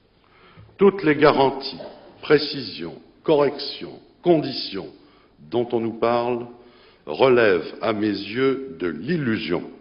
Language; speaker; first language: French; native; French